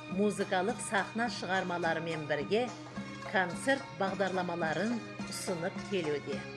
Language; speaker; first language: Kazakh; non-native, local second language; Uyghur